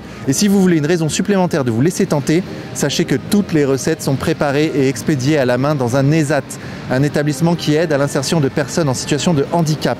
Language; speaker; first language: French; native; French